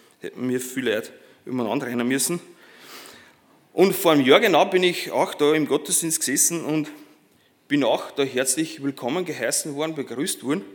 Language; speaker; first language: German; native; German